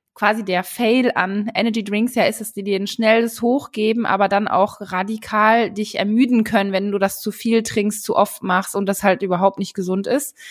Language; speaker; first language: German; native; German